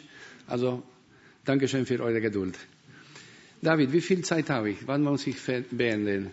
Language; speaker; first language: German; non-native, fluent; Spanish